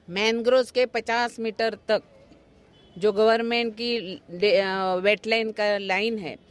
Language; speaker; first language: Hindi; non-native, local second language; Marathi